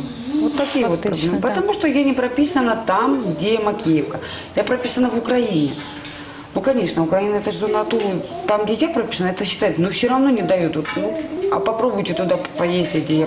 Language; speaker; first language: Russian; native; Russian